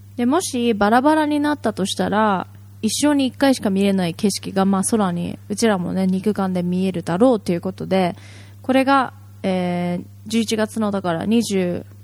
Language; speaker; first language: Japanese; native; Japanese